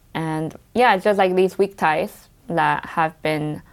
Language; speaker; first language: English; native; English